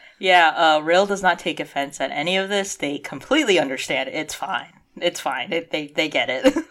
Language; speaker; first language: English; early bilingual, other home language; Cantonese